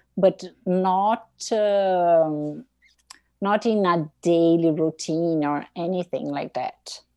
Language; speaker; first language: English; non-native, fluent; Portuguese